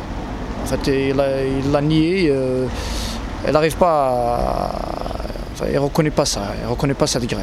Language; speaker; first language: French; non-native, local second language; Arabic